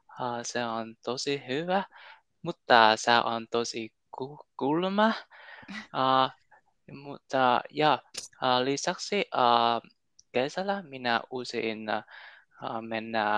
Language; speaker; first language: Finnish; non-native, learner; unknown